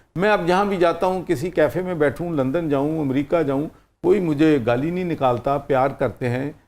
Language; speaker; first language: Urdu; non-native, local second language; Punjabi